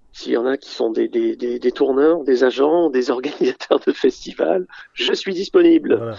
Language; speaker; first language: French; early bilingual, other home language; English